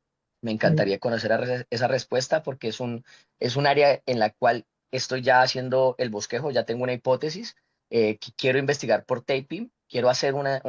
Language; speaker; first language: Spanish; native; Spanish